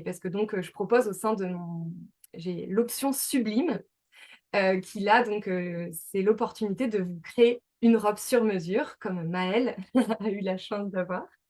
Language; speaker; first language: French; native; French